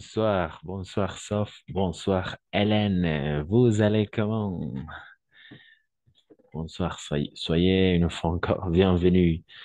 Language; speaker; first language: French; non-native, fluent; Spanish